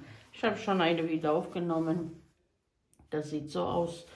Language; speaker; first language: German; non-native, fluent; Bosnian